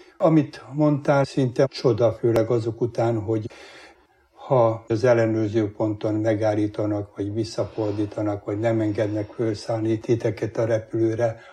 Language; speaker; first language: Hungarian; native; Hungarian